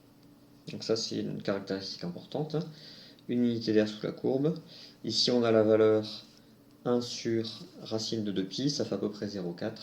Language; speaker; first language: French; native; French